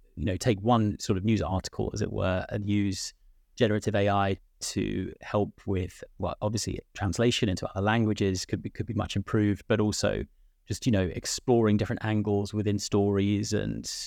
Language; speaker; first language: English; native; English